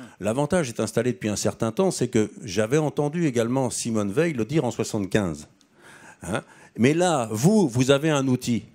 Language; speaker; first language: French; native; French